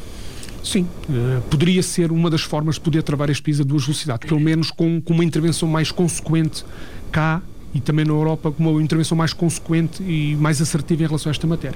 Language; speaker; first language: Portuguese; native; Portuguese